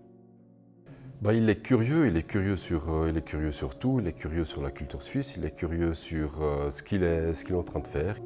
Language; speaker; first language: French; native; French